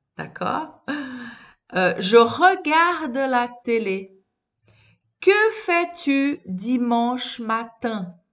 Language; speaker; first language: French; non-native, fluent; Portuguese